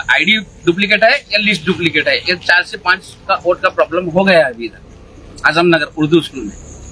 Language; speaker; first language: Hindi; native; Hindi